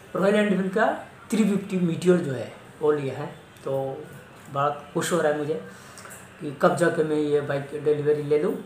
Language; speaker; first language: Hindi; non-native, local second language; Assamese